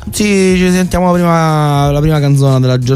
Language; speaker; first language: Italian; native; Italian